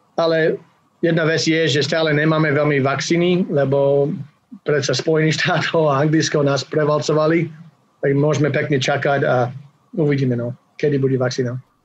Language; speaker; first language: Slovak; non-native, fluent; English